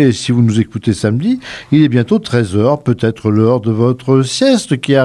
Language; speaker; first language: French; native; French